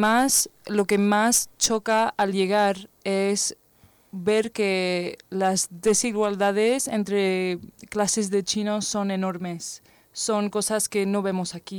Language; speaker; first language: Spanish; non-native, fluent; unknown